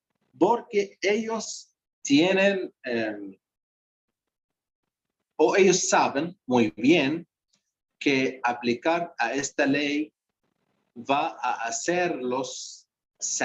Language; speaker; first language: Spanish; non-native, fluent; Arabic